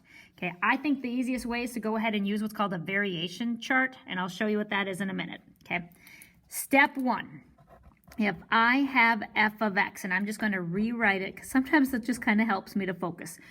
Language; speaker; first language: English; native; English